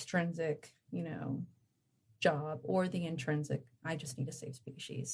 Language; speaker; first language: English; native; English